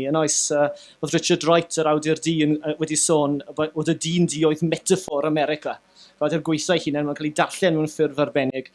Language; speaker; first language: Welsh; native; Welsh